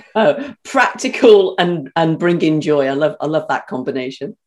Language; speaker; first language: English; native; English